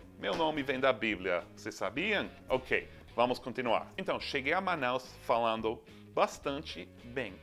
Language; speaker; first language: Portuguese; non-native, fluent; English